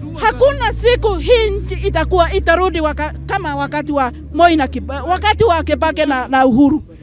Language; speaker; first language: Swahili; non-native, local second language; Kikuyu